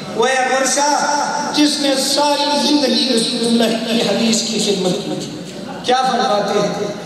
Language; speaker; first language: Urdu; non-native, local second language; Pashto